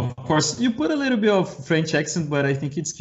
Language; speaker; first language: English; non-native, learner; Portuguese